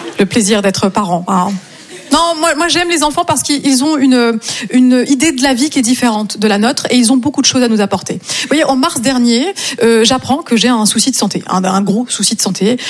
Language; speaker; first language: French; native; French